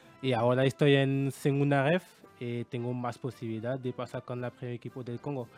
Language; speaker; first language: Spanish; non-native, learner; French